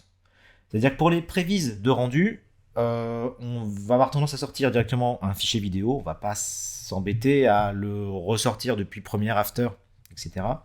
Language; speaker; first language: French; native; French